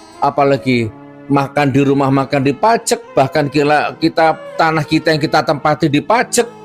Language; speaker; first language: Indonesian; non-native, local second language; Madurese